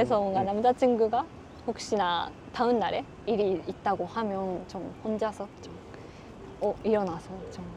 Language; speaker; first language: Korean; non-native, learner; Japanese